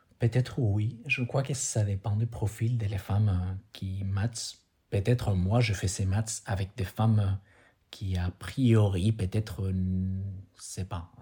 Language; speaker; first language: French; non-native, fluent; Spanish